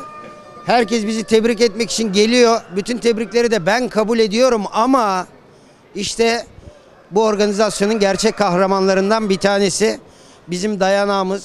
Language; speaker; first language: Turkish; native; Turkish